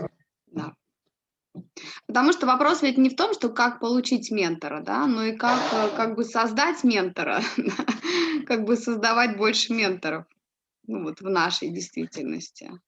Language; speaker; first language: Russian; native; Russian